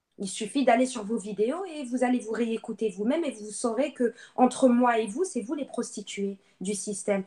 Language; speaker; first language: French; non-native, local second language; Arabic